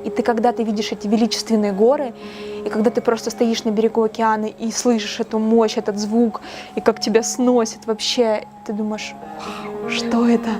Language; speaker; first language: Russian; native; Russian